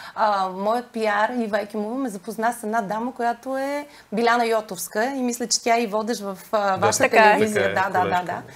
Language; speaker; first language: Bulgarian; native; Bulgarian